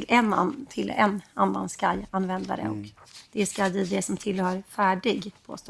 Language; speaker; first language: Swedish; native; Swedish